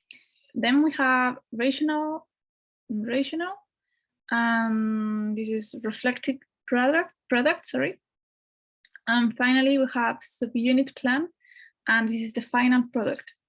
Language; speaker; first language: English; non-native, fluent; Spanish